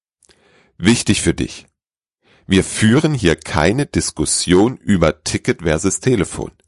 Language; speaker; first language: German; native; German